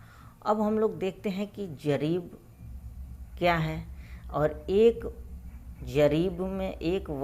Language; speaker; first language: Hindi; native; Hindi